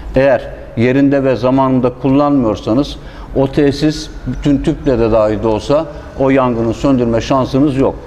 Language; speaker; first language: Turkish; native; Turkish